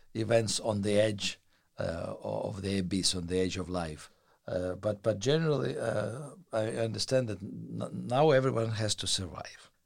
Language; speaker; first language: English; non-native, fluent; Russian